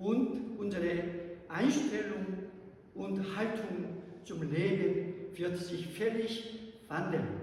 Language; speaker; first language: German; non-native, learner; Korean